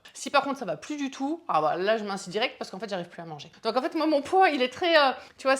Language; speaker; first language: French; native; French